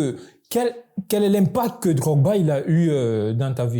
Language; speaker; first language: French; native; French